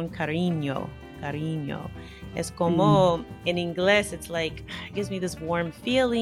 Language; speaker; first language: Spanish; non-native, fluent; English